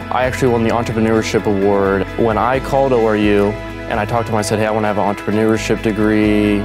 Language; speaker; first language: English; native; English